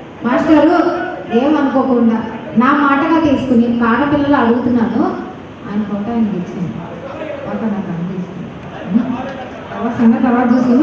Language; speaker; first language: Telugu; native; Telugu